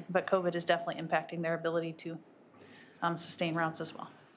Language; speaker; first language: English; native; English